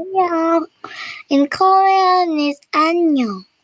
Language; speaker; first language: English; non-native, learner; Korean